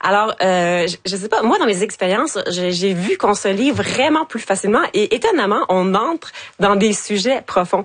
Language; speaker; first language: French; native; French